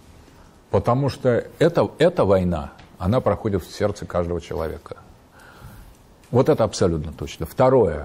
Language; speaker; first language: Russian; native; Russian